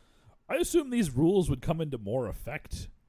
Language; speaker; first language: English; native; English